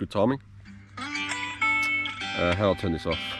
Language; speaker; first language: English; native; English